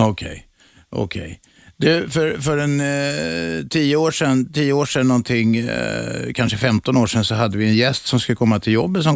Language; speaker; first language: Swedish; native; Swedish